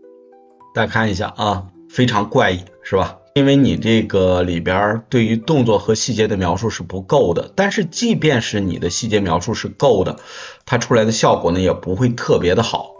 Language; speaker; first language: Chinese; native; Chinese